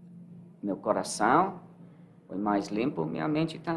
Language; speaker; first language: Portuguese; non-native, learner; English